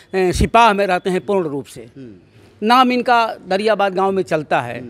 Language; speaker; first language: Hindi; native; Hindi